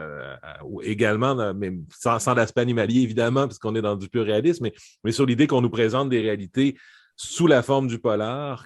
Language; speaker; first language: French; native; French